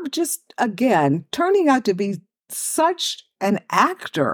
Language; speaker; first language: English; native; English